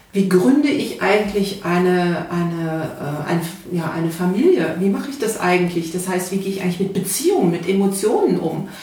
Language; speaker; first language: German; native; German